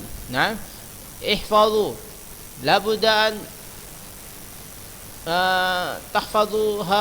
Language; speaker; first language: Arabic; non-native, fluent; Indonesian